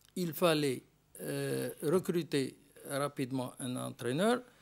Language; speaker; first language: French; non-native, local second language; Arabic